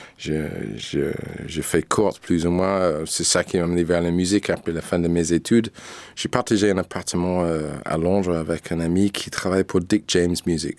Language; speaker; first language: French; non-native, fluent; English